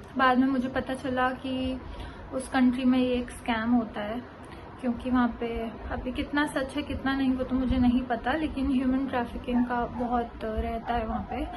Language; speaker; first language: Hindi; native; Hindi